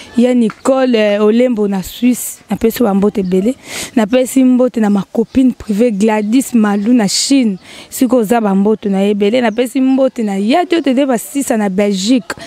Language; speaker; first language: Lingala; native; Lingala